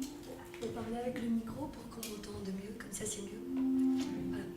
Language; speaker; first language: French; native; French